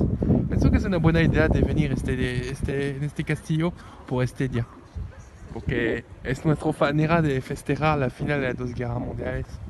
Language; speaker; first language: Spanish; non-native, learner; French